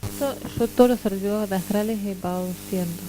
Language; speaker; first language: Spanish; native; Spanish